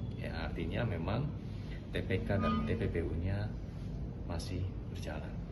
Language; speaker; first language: Indonesian; native; Indonesian